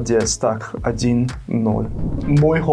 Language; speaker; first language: Russian; non-native, fluent; English